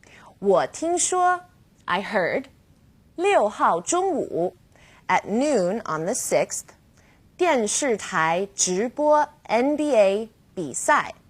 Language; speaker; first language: Chinese; non-native, fluent; English